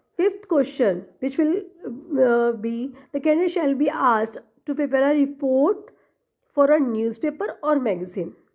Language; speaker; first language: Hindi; non-native, local second language; Punjabi